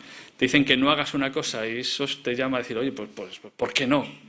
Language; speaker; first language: Spanish; native; Spanish